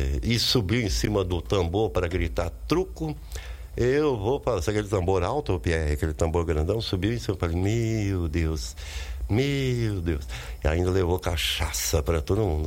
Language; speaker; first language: Portuguese; native; Portuguese